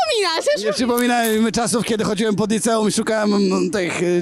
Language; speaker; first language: Polish; native; Polish